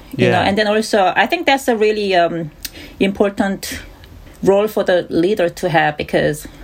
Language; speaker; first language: English; non-native, fluent; Korean